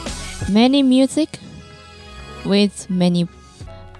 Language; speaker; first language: English; non-native, learner; Japanese